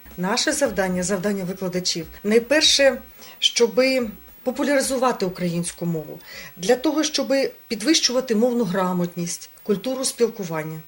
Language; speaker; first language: Ukrainian; native; Ukrainian